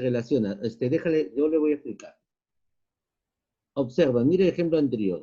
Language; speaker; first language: Spanish; native; Spanish